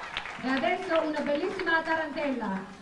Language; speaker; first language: Italian; early bilingual, heritage; Italian